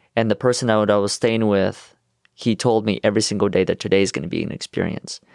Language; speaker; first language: English; non-native, fluent; Russian